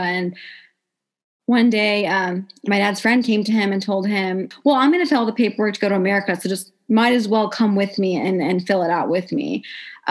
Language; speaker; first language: English; native; English